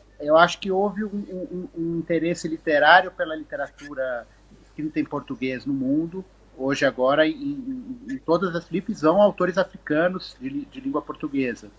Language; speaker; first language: Portuguese; native; Portuguese